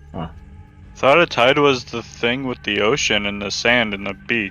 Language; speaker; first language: English; native; English